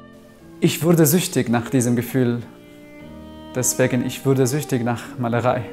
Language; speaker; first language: German; non-native, fluent; Arabic